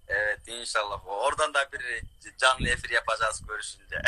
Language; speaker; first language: Turkish; non-native, learner; Kyrgyz